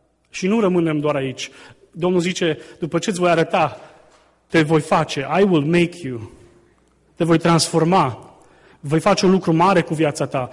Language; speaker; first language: Romanian; native; Romanian